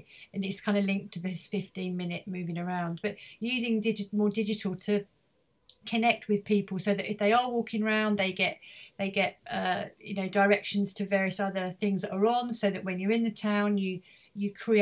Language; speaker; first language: English; native; English